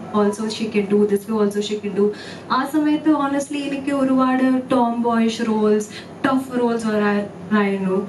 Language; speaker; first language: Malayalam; early bilingual, heritage; Malayalam